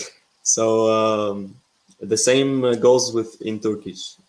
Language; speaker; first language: English; non-native, fluent; Arabic